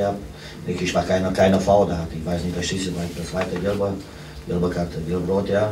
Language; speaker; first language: German; non-native, fluent; Romanian